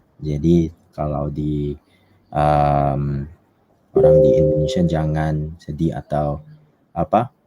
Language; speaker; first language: Indonesian; non-native, fluent; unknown